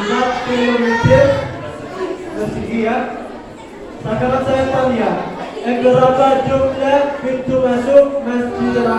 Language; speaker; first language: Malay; non-native, learner; Arabic